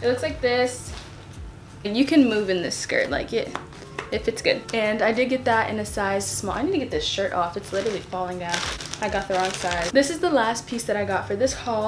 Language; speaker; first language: English; native; English